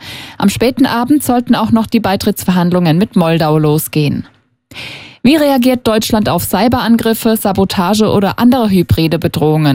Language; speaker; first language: German; native; German